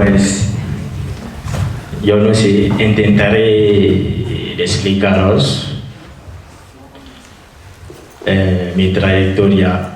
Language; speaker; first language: Spanish; non-native, fluent; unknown